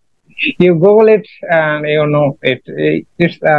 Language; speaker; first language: English; non-native, learner; Bangla